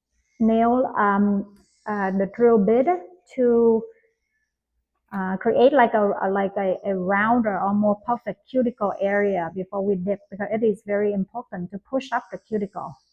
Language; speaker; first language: English; non-native, fluent; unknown